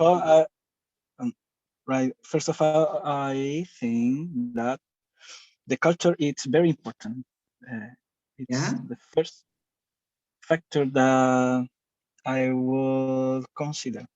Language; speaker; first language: English; non-native, learner; Spanish